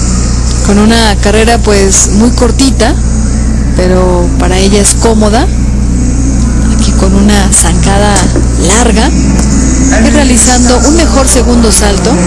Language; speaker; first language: Spanish; native; Spanish